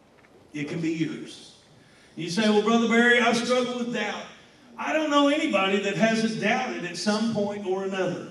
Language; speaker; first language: English; native; English